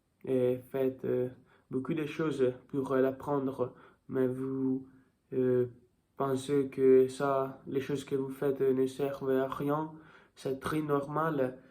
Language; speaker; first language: French; non-native, learner; Italian